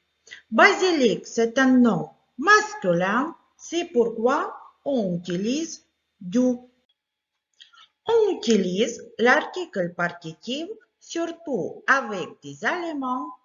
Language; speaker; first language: French; non-native, fluent; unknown